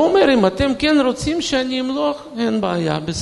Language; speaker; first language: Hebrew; non-native, fluent; Russian